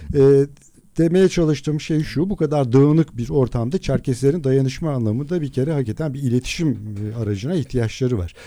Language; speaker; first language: Turkish; non-native, local second language; Adyghe